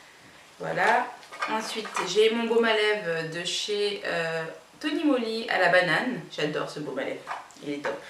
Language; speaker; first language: French; native; French